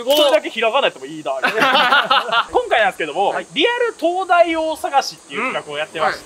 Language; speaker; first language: Japanese; native; Japanese